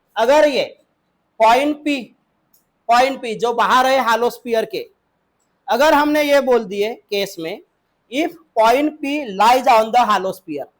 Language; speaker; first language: Hindi; non-native, local second language; Marathi